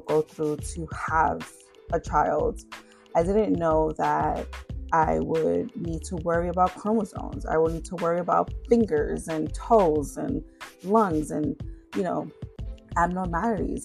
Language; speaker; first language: English; early bilingual, other home language; Spanish